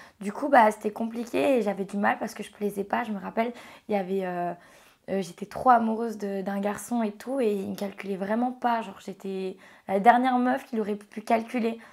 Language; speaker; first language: French; native; French